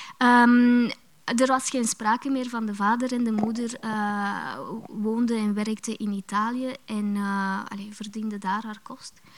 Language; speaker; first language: Dutch; early bilingual, other home language; Romanian